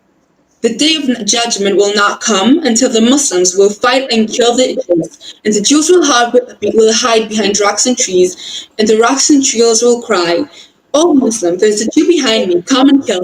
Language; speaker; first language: English; non-native, fluent; Hebrew